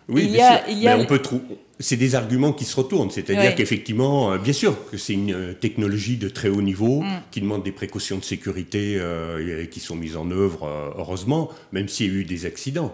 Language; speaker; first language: French; native; French